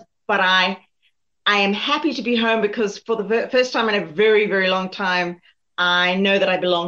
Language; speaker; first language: English; native; English